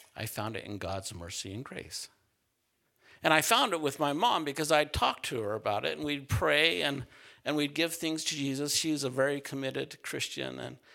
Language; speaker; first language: English; native; English